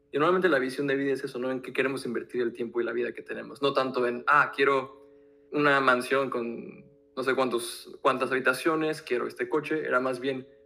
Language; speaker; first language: Spanish; native; Spanish